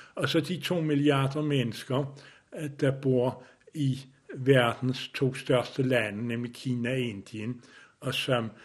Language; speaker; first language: Danish; native; Danish